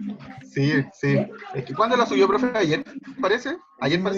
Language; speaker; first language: Spanish; native; Spanish